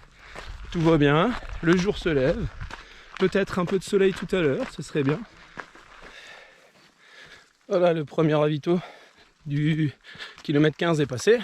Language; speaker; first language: French; native; French